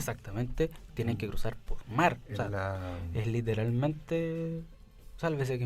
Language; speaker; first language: Spanish; native; Spanish